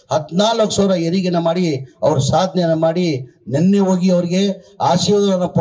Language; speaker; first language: Kannada; non-native, local second language; Urdu